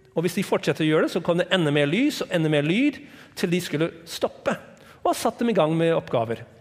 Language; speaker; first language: Norwegian; non-native, fluent; English